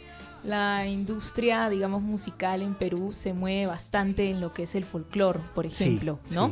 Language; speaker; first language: Spanish; native; Spanish